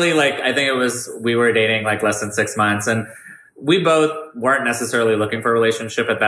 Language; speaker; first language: English; native; English